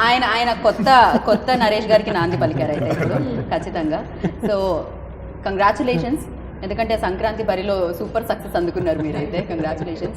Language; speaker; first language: Telugu; native; Telugu